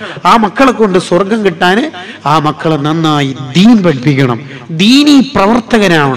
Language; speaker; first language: Malayalam; native; Malayalam